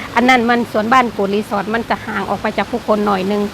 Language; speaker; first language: Thai; native; Thai